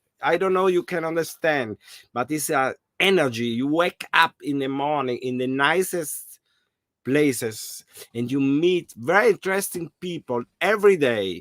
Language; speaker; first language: English; non-native, learner; German